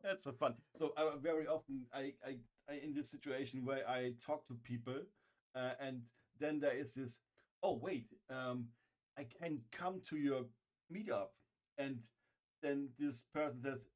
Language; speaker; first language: English; non-native, fluent; German